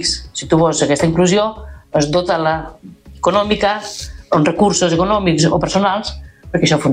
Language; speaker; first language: Catalan; native; Catalan